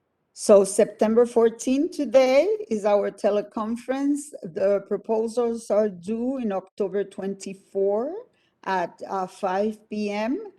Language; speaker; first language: English; non-native, fluent; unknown